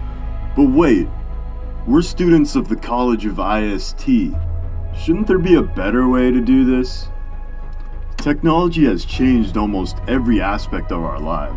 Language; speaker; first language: English; native; English